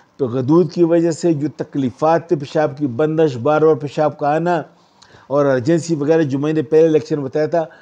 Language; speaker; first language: Urdu; non-native, local second language; Pashto